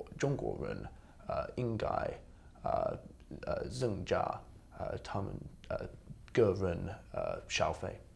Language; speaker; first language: Chinese; non-native, learner; English